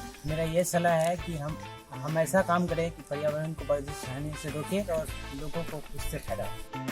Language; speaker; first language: Hindi; native; Hindi